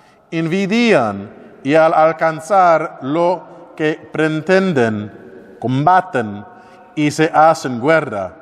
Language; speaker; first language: Spanish; non-native, learner; English